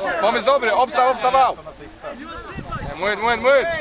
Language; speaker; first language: Polish; native; Polish